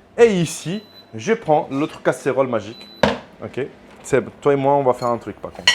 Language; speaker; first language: French; non-native, fluent; Italian